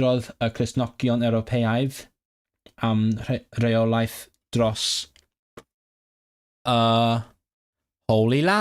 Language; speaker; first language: Welsh; non-native, learner; Cantonese